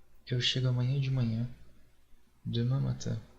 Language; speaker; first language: Portuguese; non-native, fluent; French